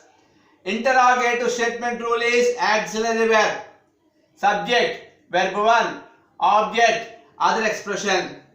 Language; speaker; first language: English; non-native, local second language; Telugu